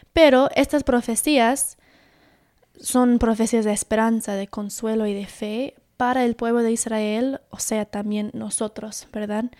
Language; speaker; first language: Spanish; early bilingual, heritage; Spanish